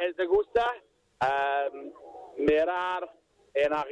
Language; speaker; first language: Spanish; non-native, learner; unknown